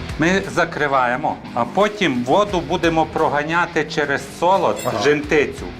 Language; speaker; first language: Ukrainian; native; Ukrainian